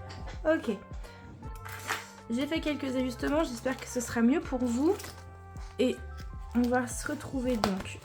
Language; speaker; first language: French; native; French